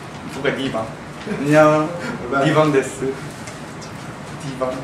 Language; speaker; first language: Japanese; non-native, learner; Korean